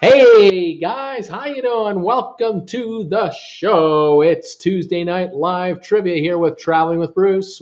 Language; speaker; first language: English; native; English